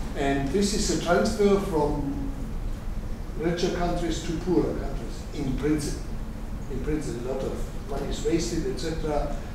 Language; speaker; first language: English; non-native, fluent; German